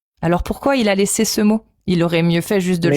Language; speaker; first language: French; native; French